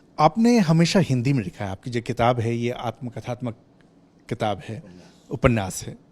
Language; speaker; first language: Hindi; native; Hindi